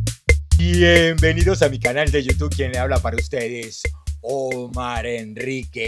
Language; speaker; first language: Spanish; native; Spanish